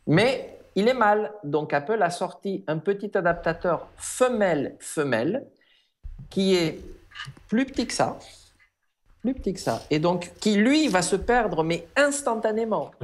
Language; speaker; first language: French; non-native, fluent; Spanish